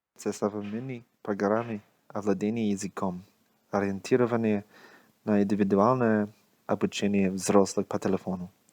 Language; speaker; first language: Russian; non-native, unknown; English